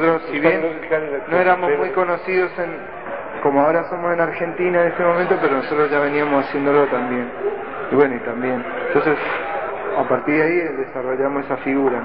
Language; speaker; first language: Spanish; native; Spanish